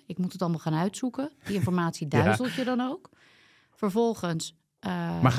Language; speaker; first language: Dutch; native; Dutch